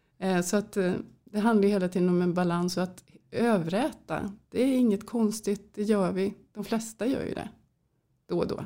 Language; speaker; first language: Swedish; native; Swedish